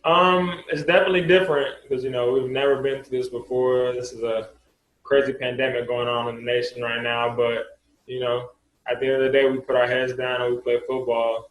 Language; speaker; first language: English; native; English